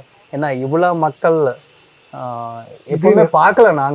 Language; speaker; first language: Tamil; non-native, learner; Telugu